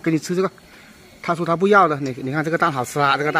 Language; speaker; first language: Chinese; native; Chinese